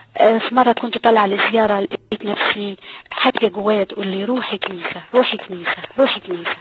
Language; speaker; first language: Arabic; native; Arabic